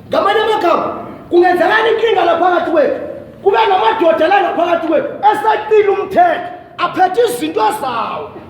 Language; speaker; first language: Zulu; native; Zulu